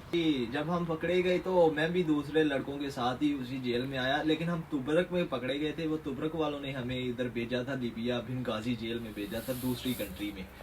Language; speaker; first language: Urdu; non-native, local second language; Punjabi